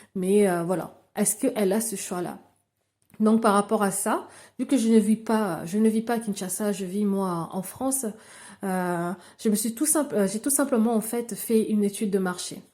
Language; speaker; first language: French; non-native, local second language; Lingala